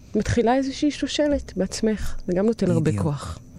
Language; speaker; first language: Hebrew; early bilingual, other home language; Italian